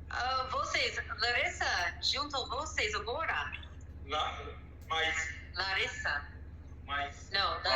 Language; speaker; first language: Portuguese; non-native, learner; English